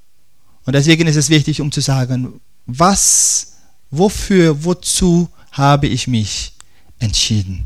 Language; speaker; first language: German; non-native, fluent; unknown